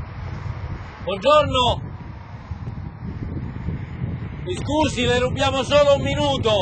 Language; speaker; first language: Italian; native; Italian